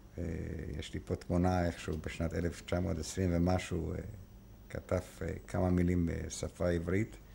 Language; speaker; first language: Hebrew; non-native, fluent; Polish